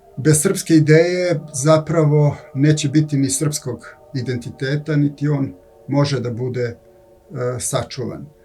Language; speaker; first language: Serbian; native; Serbian